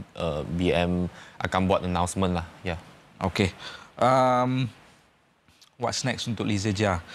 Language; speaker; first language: Malay; native; Malay